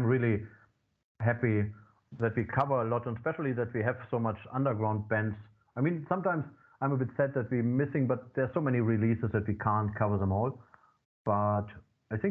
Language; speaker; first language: English; non-native, fluent; German